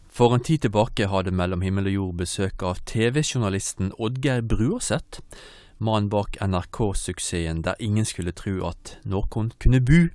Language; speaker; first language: Norwegian; native; Norwegian